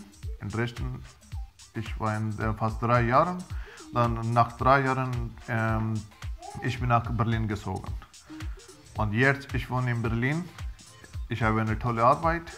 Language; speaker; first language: German; non-native, learner; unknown